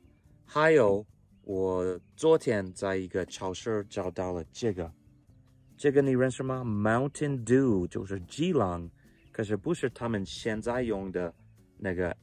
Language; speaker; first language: Chinese; non-native, fluent; English